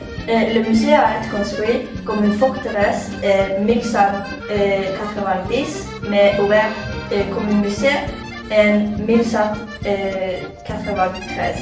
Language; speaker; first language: French; non-native, learner; Norwegian